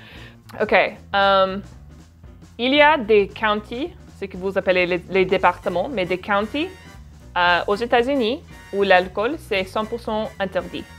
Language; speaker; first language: French; non-native, fluent; English